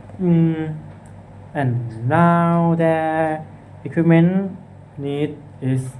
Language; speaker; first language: English; non-native, learner; Thai